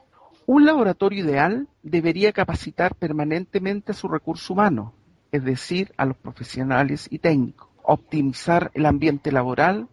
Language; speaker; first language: Spanish; native; Spanish